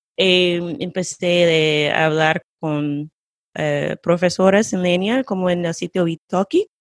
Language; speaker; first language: Spanish; non-native, fluent; English